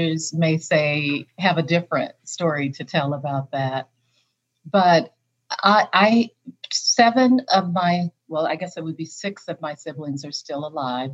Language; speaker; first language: English; native; English